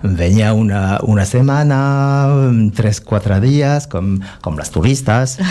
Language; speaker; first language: Catalan; non-native, learner; French